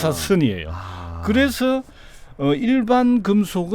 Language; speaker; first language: Korean; native; Korean